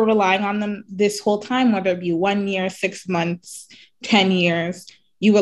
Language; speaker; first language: English; native; English